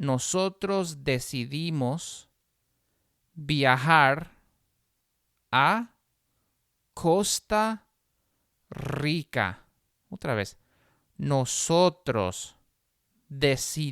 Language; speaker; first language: Spanish; non-native, fluent; English